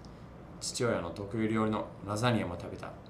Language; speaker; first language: Japanese; non-native, fluent; English